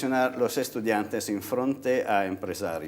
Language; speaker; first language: Spanish; non-native, fluent; Italian